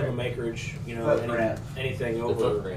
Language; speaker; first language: English; native; English